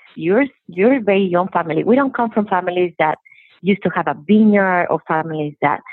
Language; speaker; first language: English; non-native, fluent; Spanish